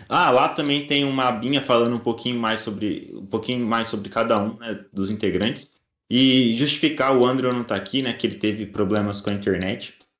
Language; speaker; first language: Portuguese; native; Portuguese